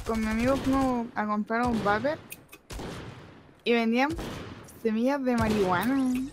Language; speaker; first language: Spanish; native; Spanish